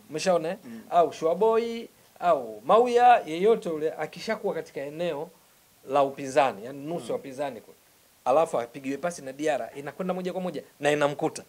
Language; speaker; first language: Swahili; native; Swahili